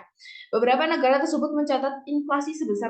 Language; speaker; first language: Indonesian; native; Indonesian